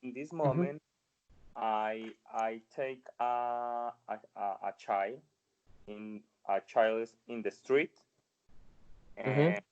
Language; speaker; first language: English; non-native, learner; Spanish